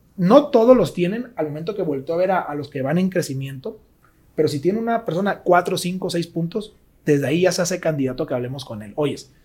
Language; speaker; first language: Spanish; native; Spanish